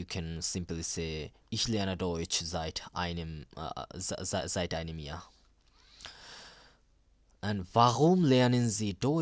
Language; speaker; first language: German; non-native, learner; Bangla